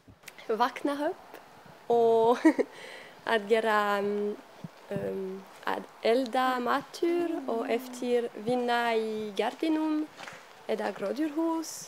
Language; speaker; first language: Icelandic; non-native, learner; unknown